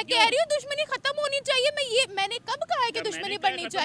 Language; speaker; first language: Hindi; native; Hindi